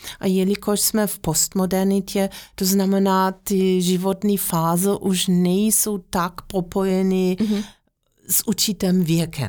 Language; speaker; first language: Czech; non-native, fluent; German